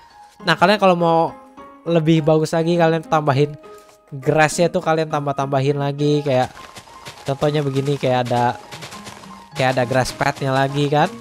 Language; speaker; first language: Indonesian; native; Indonesian